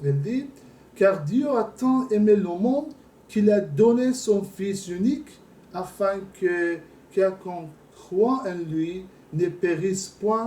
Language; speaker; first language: French; non-native, learner; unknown